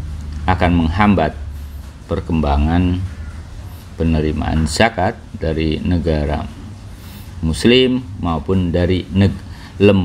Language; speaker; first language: Indonesian; native; Indonesian